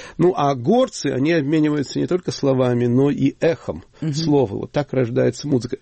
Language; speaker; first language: Russian; native; Russian